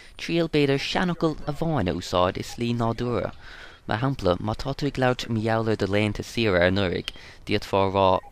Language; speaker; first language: Irish; non-native, local second language; English